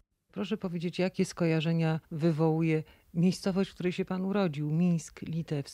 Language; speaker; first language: Polish; native; Polish